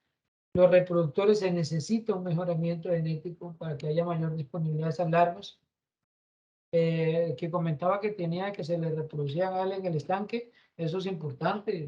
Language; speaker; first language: Spanish; native; Spanish